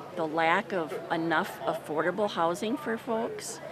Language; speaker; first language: English; native; English